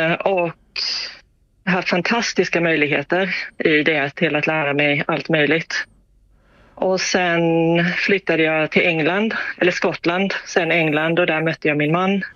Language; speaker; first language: Swedish; early bilingual, heritage; Swedish